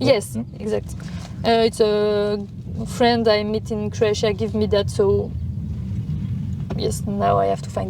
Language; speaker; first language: English; non-native, learner; French